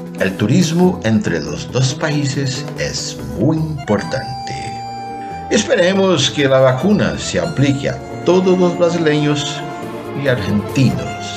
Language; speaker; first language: Spanish; non-native, fluent; Portuguese